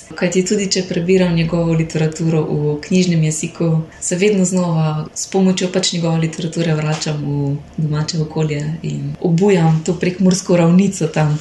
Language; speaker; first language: Slovenian; native; Slovenian